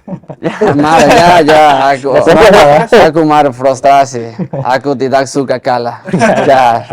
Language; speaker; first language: Indonesian; non-native, learner; Spanish